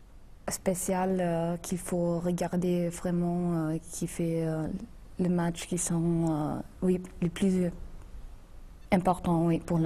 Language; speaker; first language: French; non-native, fluent; German